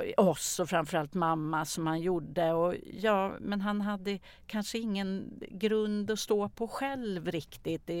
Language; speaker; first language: Swedish; native; Swedish